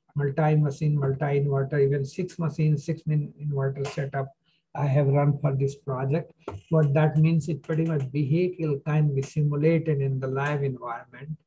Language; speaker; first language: English; non-native, local second language; Hindi